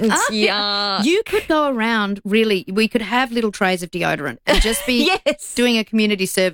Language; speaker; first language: English; native; English